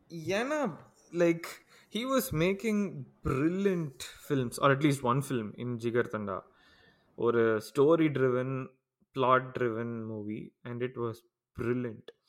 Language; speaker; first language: English; non-native, local second language; Tamil